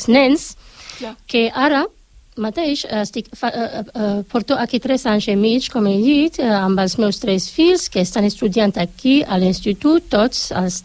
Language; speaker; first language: Catalan; non-native, fluent; Arabic